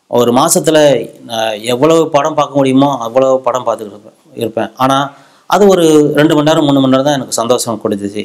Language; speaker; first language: Tamil; non-native, local second language; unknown